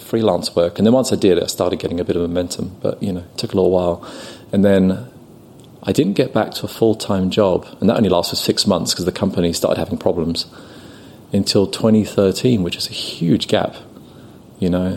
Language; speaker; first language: English; native; English